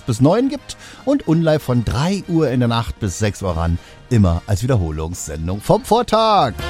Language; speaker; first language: German; native; German